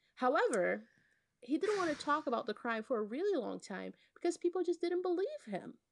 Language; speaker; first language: English; non-native, fluent; Portuguese